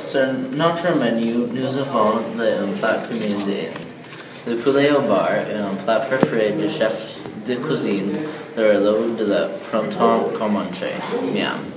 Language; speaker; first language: French; non-native, learner; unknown